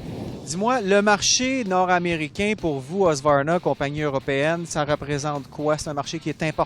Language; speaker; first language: French; native; French